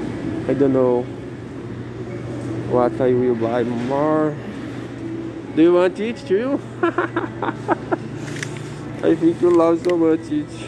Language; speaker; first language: English; non-native, learner; Portuguese